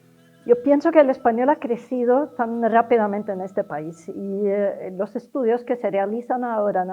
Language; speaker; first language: Spanish; non-native, fluent; Norwegian